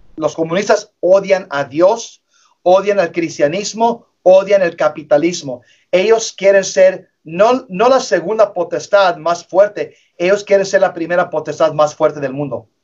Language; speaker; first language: Spanish; early bilingual, heritage; English